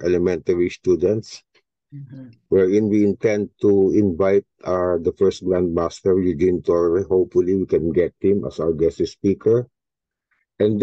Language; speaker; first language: English; non-native, local second language; Filipino